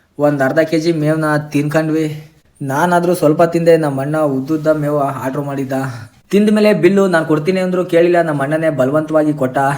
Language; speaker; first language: Kannada; native; Kannada